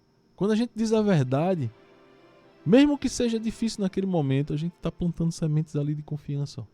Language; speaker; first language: Portuguese; native; Portuguese